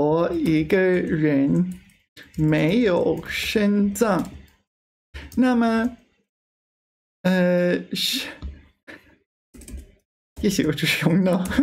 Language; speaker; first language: Chinese; non-native, learner; English